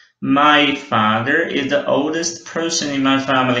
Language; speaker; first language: English; non-native, fluent; Portuguese